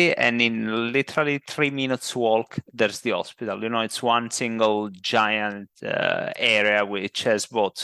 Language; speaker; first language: English; non-native, fluent; Italian